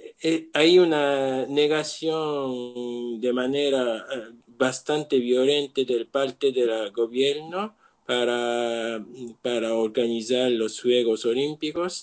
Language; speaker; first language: Spanish; non-native, learner; Japanese